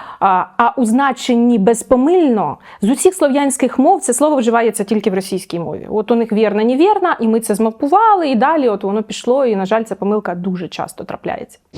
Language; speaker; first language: Ukrainian; native; Ukrainian